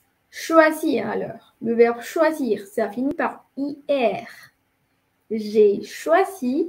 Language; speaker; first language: French; non-native, fluent; Spanish